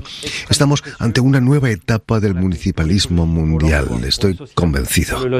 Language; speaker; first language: Spanish; native; Spanish